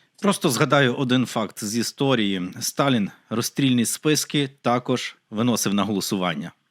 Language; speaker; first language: Ukrainian; native; Ukrainian